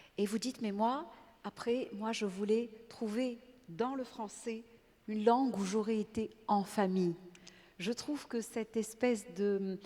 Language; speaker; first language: French; non-native, local second language; Arabic